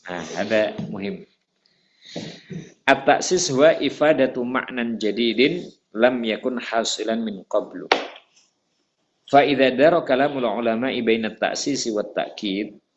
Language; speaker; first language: Arabic; non-native, fluent; Indonesian